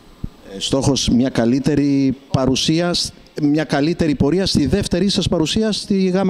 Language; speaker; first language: Greek; native; Greek